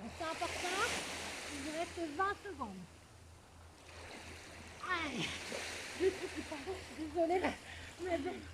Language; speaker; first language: French; native; French